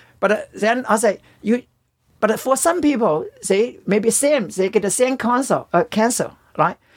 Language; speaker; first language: English; non-native, learner; Chinese